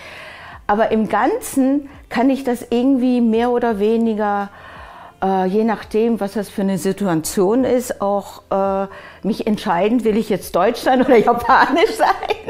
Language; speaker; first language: German; early bilingual, other home language; Japanese